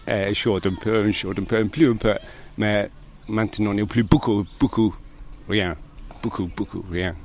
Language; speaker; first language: French; non-native, learner; English